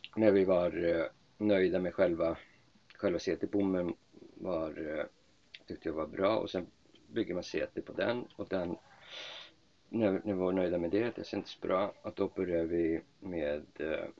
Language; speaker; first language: Swedish; non-native, local second language; Icelandic